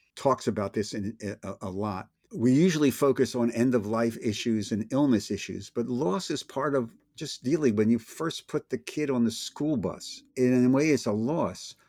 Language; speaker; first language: English; native; English